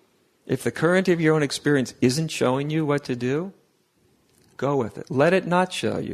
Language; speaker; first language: English; native; English